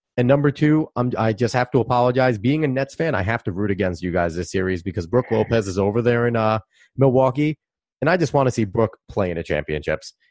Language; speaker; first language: English; native; English